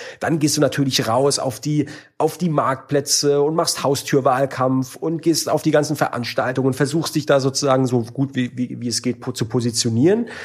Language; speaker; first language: German; native; German